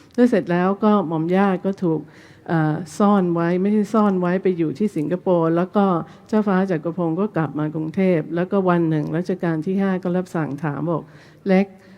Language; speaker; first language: Thai; non-native, fluent; English